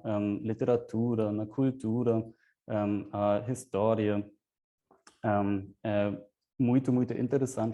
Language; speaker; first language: Portuguese; non-native, fluent; German